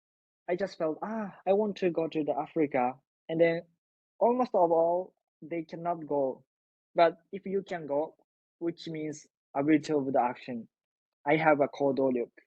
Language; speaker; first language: English; non-native, learner; Japanese